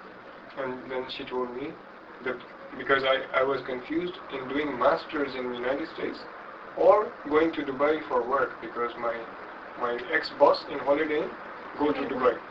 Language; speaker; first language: English; non-native, learner; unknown